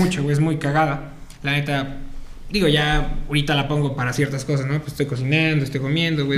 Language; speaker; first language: Spanish; native; Spanish